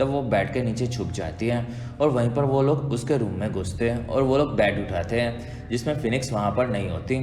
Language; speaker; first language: Hindi; native; Hindi